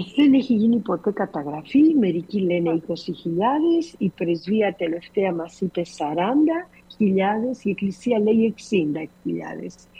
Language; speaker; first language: Greek; early bilingual, heritage; Spanish